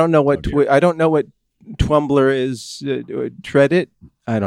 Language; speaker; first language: English; native; English